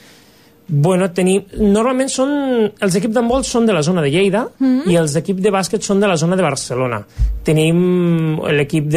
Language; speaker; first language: Catalan; native; Catalan